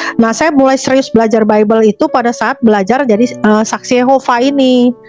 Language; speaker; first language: Indonesian; native; Indonesian